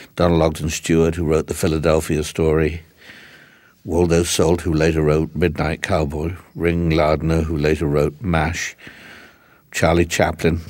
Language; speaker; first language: English; native; English